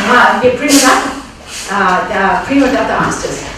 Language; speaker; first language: Romanian; non-native, learner; English